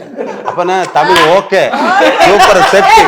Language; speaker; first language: Tamil; non-native, learner; Malayalam